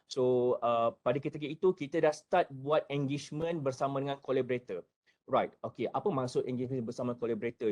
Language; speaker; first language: Malay; native; Malay